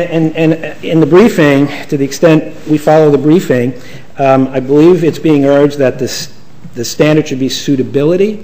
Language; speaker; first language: English; native; English